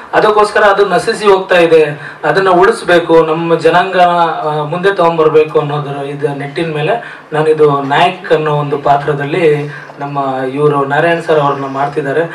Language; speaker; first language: Kannada; non-native, local second language; Lambadi